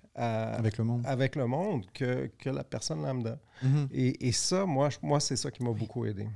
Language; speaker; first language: French; native; French